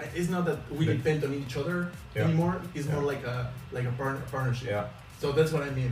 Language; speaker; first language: English; non-native, fluent; Spanish